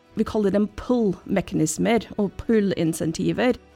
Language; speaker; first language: Norwegian; non-native, fluent; English